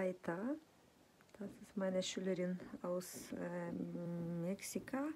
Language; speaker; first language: German; non-native, fluent; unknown